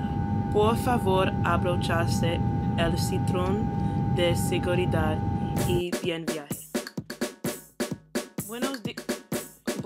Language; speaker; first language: Spanish; non-native, learner; English